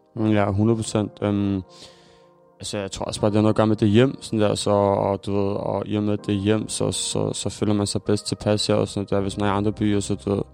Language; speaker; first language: Danish; early bilingual, other home language; Macedonian